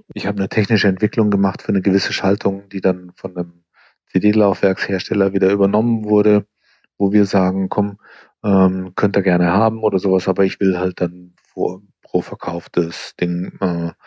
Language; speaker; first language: German; non-native, fluent; English